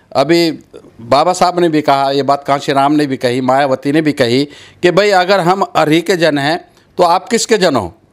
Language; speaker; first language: Hindi; native; Hindi